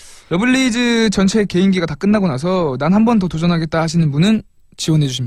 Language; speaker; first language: Korean; native; Korean